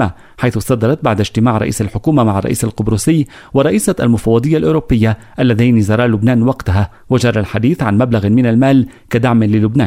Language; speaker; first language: Arabic; native; Arabic